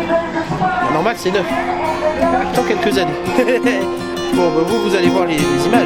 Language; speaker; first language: French; native; French